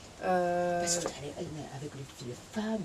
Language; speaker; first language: French; non-native, fluent; Japanese